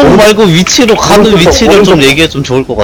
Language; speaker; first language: Korean; native; Korean